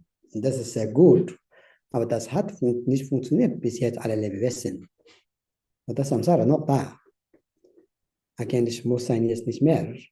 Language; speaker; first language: German; non-native, learner; Tibetan